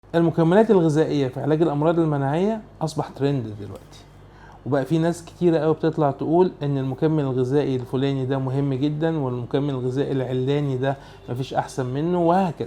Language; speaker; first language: Arabic; native; Arabic